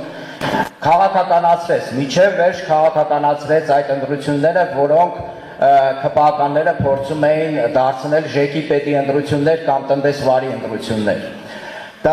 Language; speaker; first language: Armenian; native; Armenian